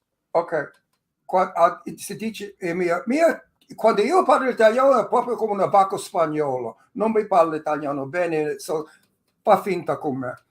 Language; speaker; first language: Italian; early bilingual, heritage; English